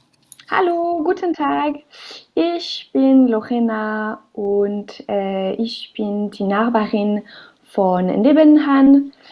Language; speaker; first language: German; non-native, learner; French